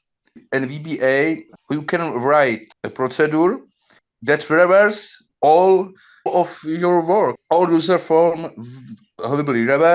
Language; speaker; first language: English; non-native, learner; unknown